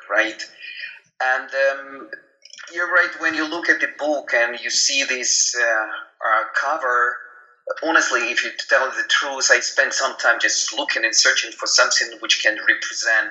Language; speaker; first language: English; non-native, fluent; Ukrainian